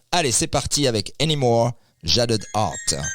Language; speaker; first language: French; native; French